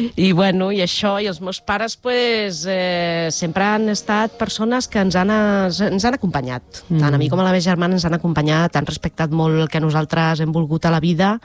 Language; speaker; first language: Catalan; non-native, local second language; Spanish